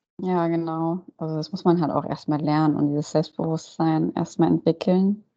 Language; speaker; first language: German; native; German